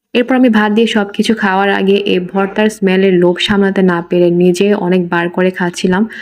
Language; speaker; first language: Bangla; non-native, local second language; Marma